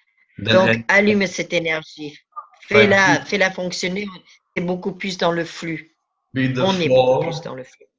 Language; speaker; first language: French; native; French